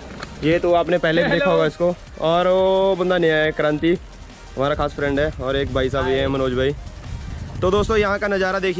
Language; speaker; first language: Hindi; native; Hindi